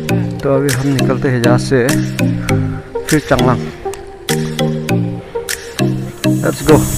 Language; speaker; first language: Hindi; non-native, local second language; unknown